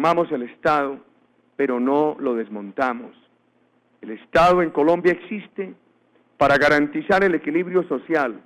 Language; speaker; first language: Spanish; native; Spanish